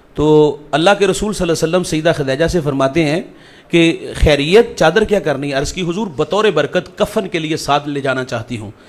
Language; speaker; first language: Urdu; non-native, local second language; Punjabi